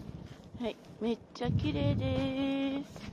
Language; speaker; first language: Japanese; native; Japanese